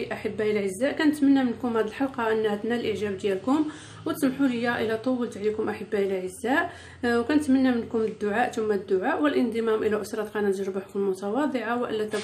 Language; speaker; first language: Arabic; native; Arabic